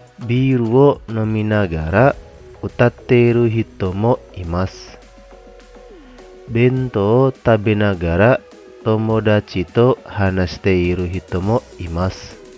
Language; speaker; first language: Japanese; non-native, fluent; Indonesian